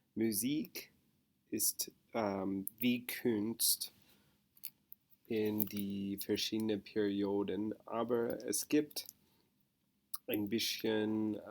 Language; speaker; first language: German; non-native, learner; English